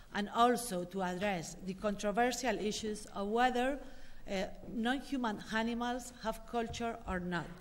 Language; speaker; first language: English; non-native, fluent; Spanish